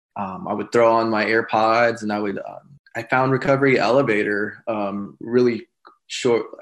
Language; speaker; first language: English; native; English